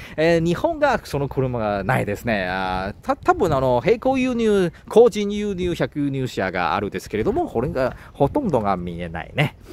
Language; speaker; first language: Japanese; non-native, learner; Chinese